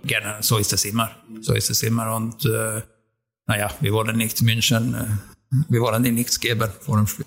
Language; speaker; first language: German; non-native, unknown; Swedish